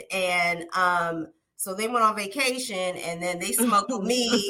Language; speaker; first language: English; native; English